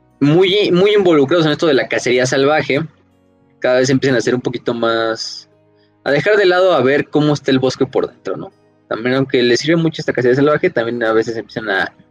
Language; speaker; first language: Spanish; native; Spanish